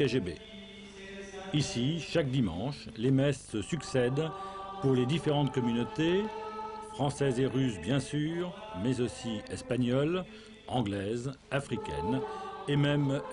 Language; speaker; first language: French; native; French